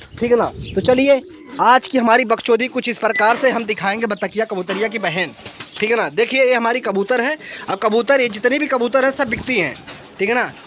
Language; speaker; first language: Hindi; native; Hindi